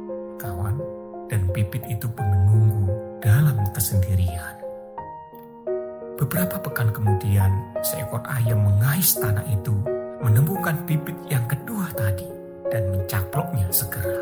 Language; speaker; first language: Indonesian; native; Indonesian